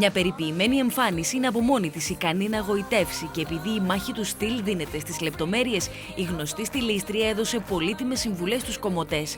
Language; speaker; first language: Greek; native; Greek